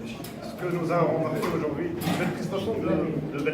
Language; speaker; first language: French; non-native, local second language; Arabic